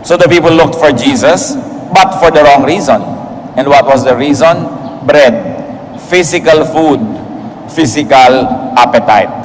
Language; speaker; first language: English; non-native, local second language; Filipino